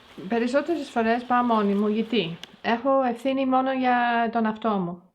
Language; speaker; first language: Greek; non-native, fluent; English